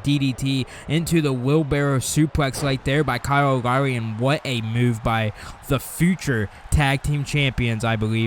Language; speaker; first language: English; native; English